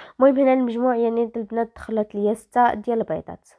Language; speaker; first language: Arabic; native; Arabic